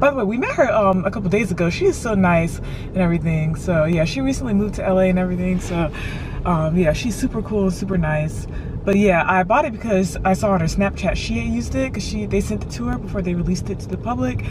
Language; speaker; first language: English; native; English